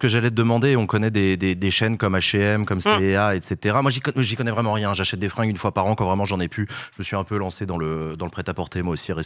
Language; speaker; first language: French; native; French